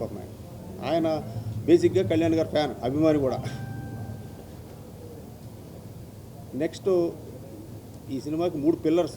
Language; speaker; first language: Telugu; native; Telugu